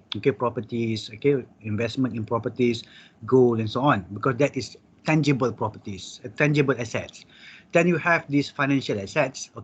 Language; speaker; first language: English; non-native, local second language; Malay